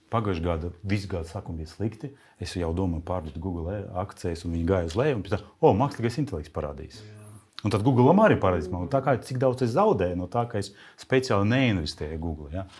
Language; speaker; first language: Latvian; non-native, local second language; Russian